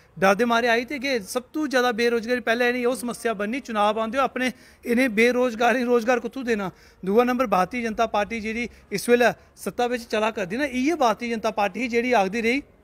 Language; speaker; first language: Punjabi; non-native, local second language; Dogri